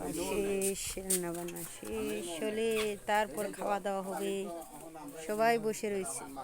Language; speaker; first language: Bangla; non-native, local second language; Garo